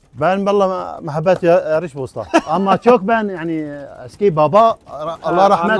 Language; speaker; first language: Turkish; non-native, learner; Arabic